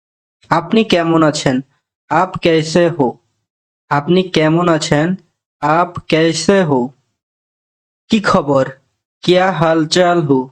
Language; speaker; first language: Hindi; non-native, fluent; Bangla